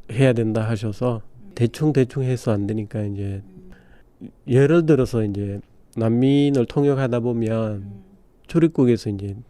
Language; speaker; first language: Korean; non-native, fluent; Bangla